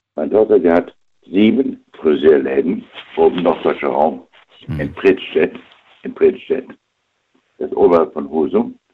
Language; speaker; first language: German; native; German